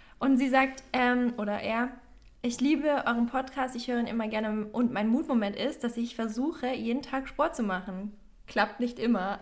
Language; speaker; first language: German; native; German